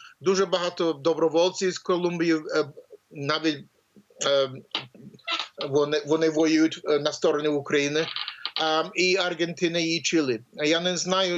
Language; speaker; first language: Ukrainian; early bilingual, heritage; English